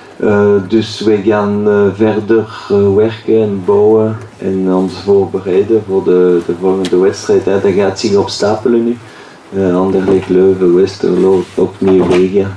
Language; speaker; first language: Dutch; non-native, local second language; French